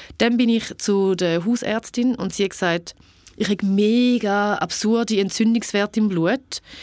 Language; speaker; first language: German; early bilingual, other home language; Albanian